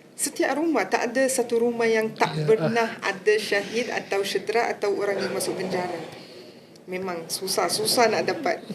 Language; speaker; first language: Malay; non-native, fluent; Arabic